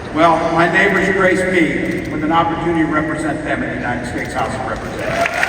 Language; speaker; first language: English; native; English